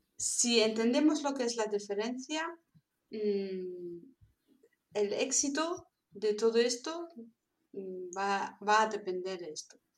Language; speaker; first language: Spanish; non-native, fluent; German